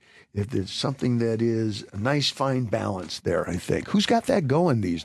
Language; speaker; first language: English; native; English